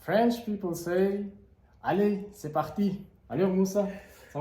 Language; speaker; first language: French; non-native, fluent; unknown